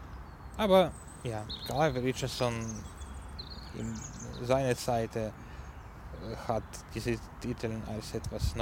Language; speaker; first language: German; non-native, learner; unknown